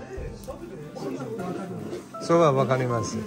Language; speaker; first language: Japanese; non-native, learner; Thai